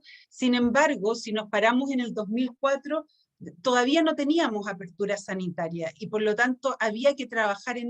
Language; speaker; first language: Spanish; native; Spanish